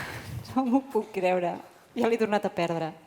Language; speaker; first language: Catalan; native; Catalan